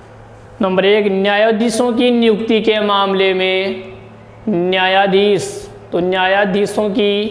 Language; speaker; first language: Hindi; native; Hindi